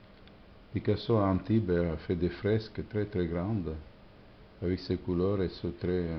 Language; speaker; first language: French; non-native, fluent; Italian